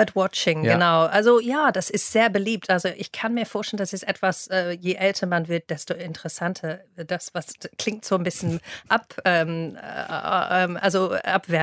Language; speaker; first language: German; non-native, fluent; English